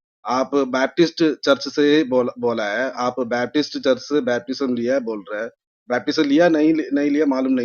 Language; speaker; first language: Hindi; non-native, local second language; Malayalam